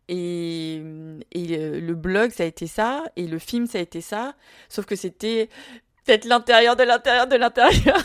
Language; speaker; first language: French; early bilingual, other home language; Vietnamese